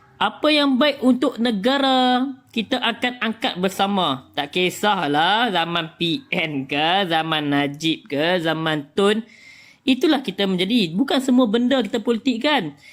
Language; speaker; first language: Malay; native; Malay